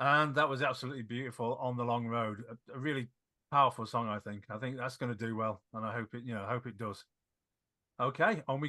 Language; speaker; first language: English; native; English